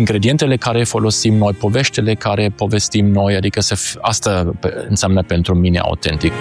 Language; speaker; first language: Romanian; non-native, fluent; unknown